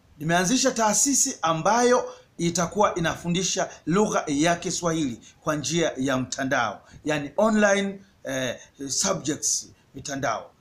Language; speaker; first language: Swahili; native; Swahili